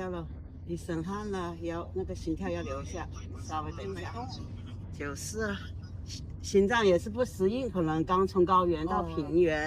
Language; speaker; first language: Chinese; native; Chinese